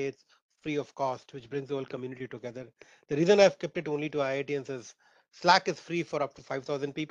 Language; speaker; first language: English; non-native, local second language; Hindi